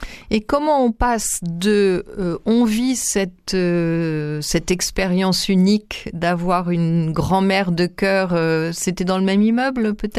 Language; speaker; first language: French; native; French